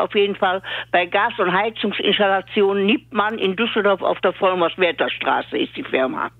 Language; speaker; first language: German; native; German